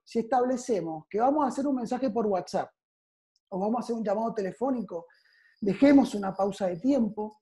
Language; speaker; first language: Spanish; native; Spanish